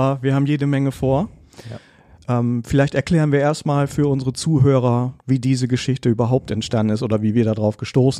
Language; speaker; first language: German; native; German